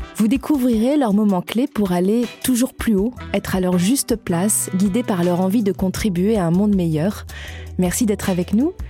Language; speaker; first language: French; native; French